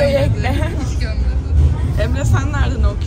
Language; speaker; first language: Turkish; native; Turkish